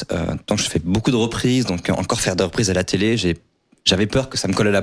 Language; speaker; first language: French; native; French